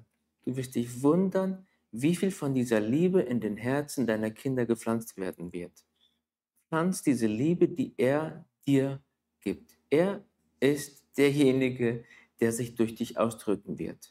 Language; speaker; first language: German; native; German